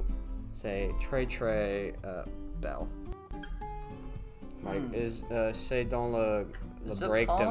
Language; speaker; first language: French; non-native, learner; English